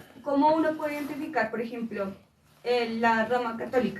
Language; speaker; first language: Spanish; native; Spanish